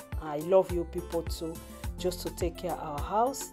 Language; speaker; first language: English; non-native, learner; Lingala